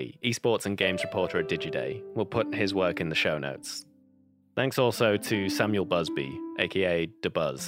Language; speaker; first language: English; native; English